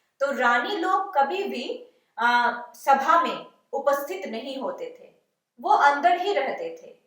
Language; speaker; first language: Hindi; non-native, local second language; Bangla